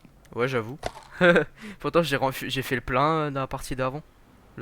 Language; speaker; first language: French; native; French